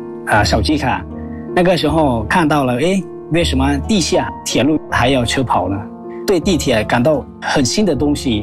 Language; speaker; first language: Chinese; non-native, fluent; Lao